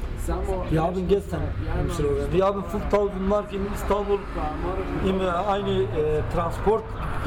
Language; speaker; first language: German; non-native, learner; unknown